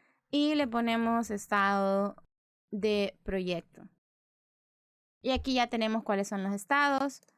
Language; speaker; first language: Spanish; native; Spanish